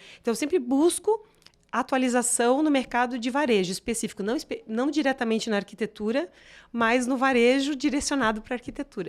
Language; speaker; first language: Portuguese; native; Portuguese